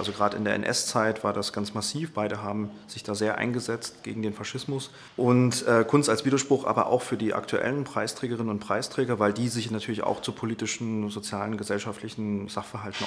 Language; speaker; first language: German; native; German